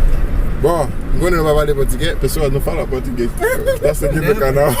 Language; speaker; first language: Portuguese; non-native, learner; Haitian Creole